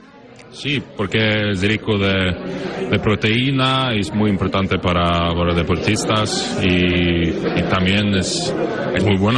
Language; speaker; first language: Spanish; non-native, learner; Norwegian